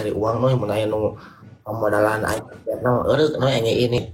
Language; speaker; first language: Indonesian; non-native, local second language; Sundanese